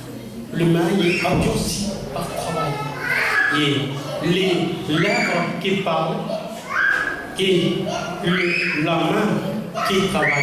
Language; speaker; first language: French; non-native, fluent; Tamil